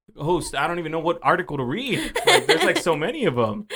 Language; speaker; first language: English; native; English